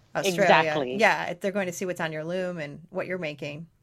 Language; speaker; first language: English; native; English